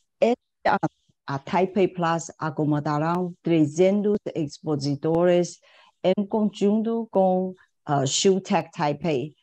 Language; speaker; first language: Portuguese; non-native, fluent; Chinese